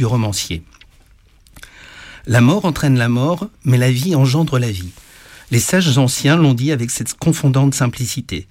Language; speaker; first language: French; native; French